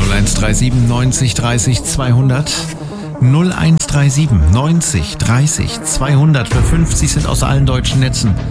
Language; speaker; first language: German; native; German